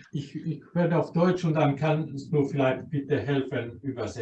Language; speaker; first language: German; non-native, fluent; Croatian